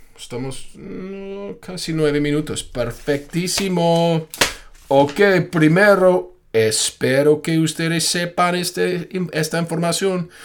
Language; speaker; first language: Spanish; non-native, fluent; English